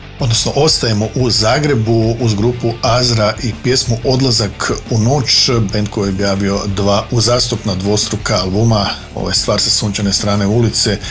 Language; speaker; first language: Croatian; native; Croatian